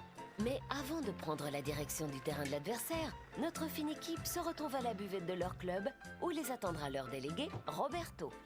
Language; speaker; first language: French; native; French